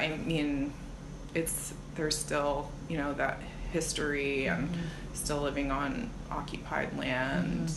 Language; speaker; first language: English; native; English